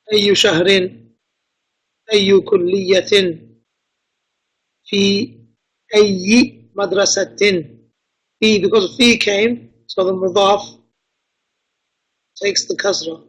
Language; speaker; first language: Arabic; non-native, fluent; English